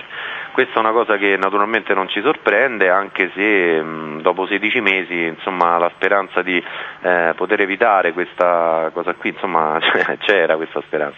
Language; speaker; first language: Italian; native; Italian